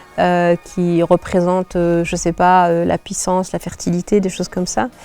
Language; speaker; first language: French; non-native, local second language; Arabic